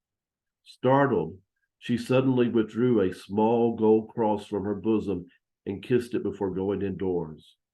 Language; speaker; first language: English; native; English